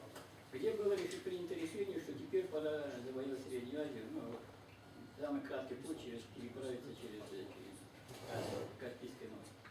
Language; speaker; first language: Russian; native; Russian